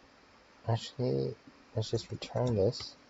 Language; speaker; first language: English; native; English